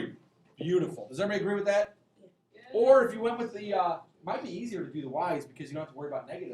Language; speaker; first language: English; native; English